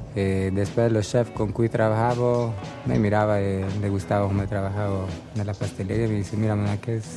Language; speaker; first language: Spanish; non-native, learner; Italian